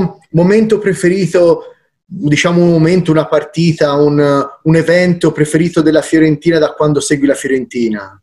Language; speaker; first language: Italian; native; Italian